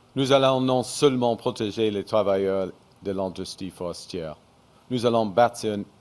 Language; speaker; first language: French; non-native, fluent; English